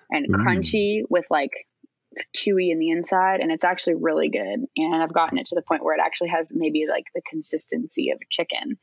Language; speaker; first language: English; native; English